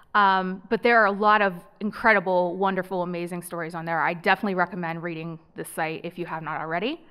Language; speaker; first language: English; native; English